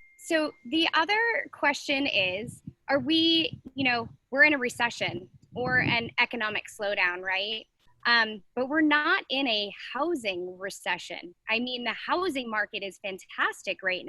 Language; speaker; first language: English; native; English